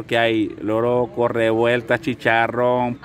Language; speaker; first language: Spanish; native; Spanish